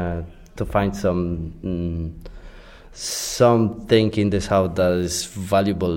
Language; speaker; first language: English; non-native, fluent; Polish